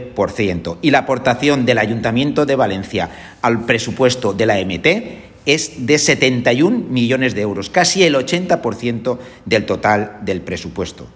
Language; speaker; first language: Spanish; native; Spanish